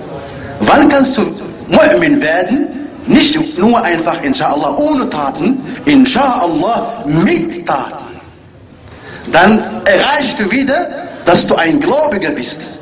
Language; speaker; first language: German; non-native, learner; Arabic